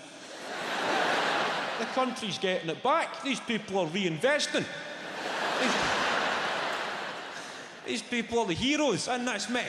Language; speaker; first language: English; native; English